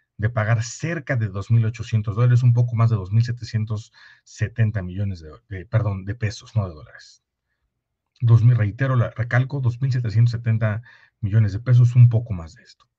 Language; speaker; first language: Spanish; native; Spanish